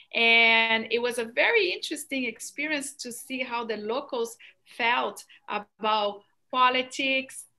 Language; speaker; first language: English; non-native, fluent; Portuguese